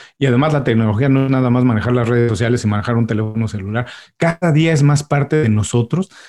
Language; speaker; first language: Spanish; native; Spanish